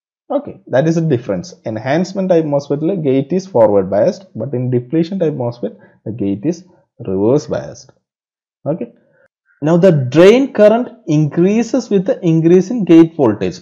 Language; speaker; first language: English; non-native, local second language; Malayalam